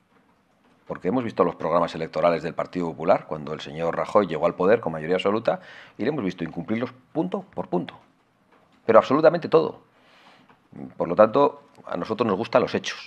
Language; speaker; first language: Spanish; native; Spanish